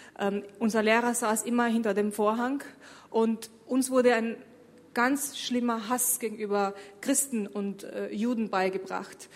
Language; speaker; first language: German; early bilingual, other home language; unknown